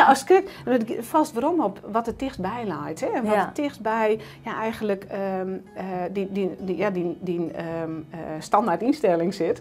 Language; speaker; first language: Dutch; non-native, local second language; Western Frisian